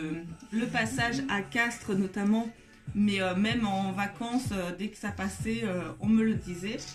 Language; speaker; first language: French; native; French